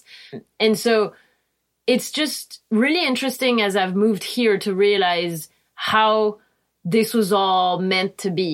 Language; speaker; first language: English; non-native, fluent; French